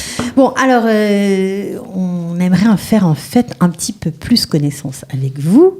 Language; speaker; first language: French; native; French